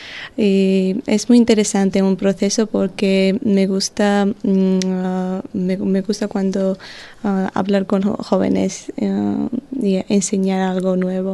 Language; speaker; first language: Spanish; non-native, learner; Georgian